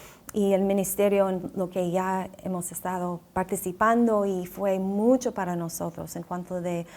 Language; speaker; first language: Spanish; non-native, fluent; English